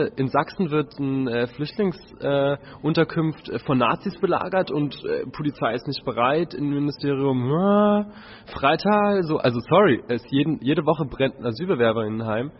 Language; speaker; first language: German; native; German